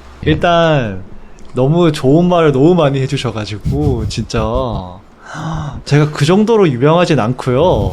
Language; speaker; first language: Korean; native; Korean